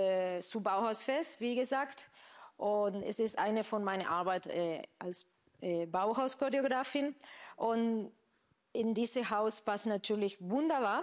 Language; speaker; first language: German; non-native, fluent; Spanish